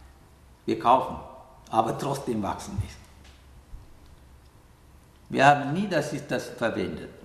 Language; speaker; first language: German; non-native, fluent; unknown